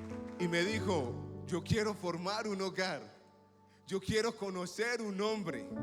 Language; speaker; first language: Spanish; native; Spanish